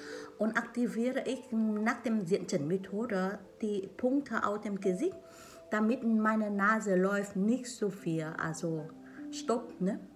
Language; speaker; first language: German; non-native, learner; Vietnamese